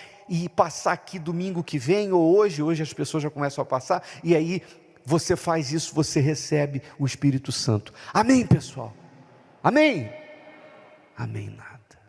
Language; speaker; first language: Portuguese; native; Portuguese